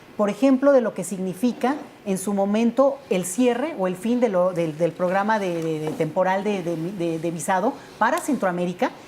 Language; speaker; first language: Spanish; native; Spanish